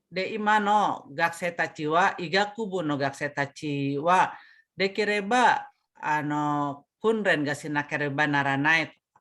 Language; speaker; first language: Japanese; non-native, learner; Indonesian